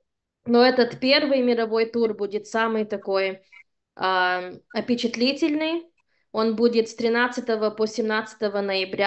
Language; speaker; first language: Russian; early bilingual, heritage; Russian